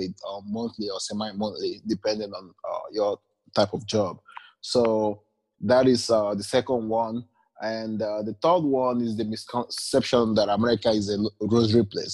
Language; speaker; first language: English; non-native, local second language; Igbo